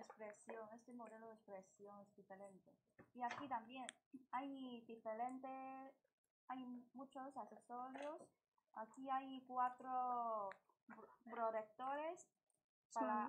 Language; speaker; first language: Spanish; non-native, learner; Chinese